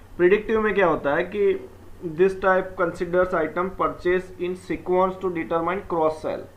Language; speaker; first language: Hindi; non-native, local second language; Gujarati